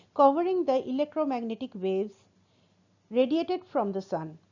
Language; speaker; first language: English; non-native, local second language; Assamese